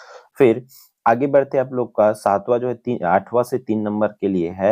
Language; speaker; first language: Hindi; native; Hindi